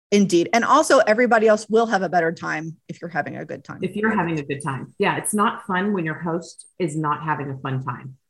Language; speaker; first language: English; native; English